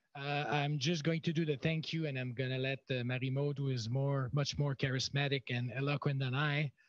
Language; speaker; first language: English; non-native, fluent; French